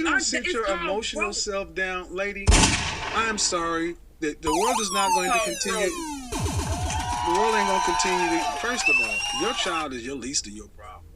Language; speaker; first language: English; native; English